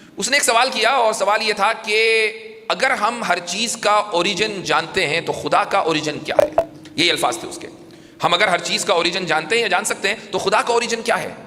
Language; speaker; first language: Urdu; native; Urdu